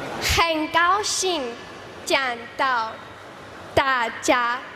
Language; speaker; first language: Chinese; non-native, learner; English